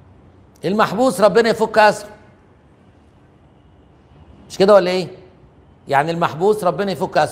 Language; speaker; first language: Arabic; native; Arabic